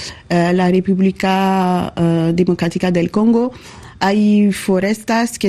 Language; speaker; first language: Spanish; non-native, learner; French